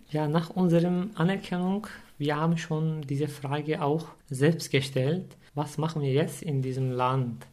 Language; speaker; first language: German; non-native, fluent; Turkish